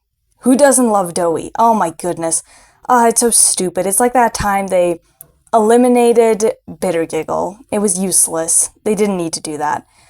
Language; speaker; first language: English; native; English